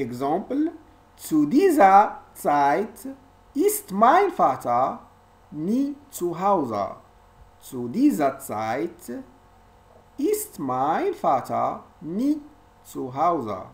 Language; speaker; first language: German; non-native, learner; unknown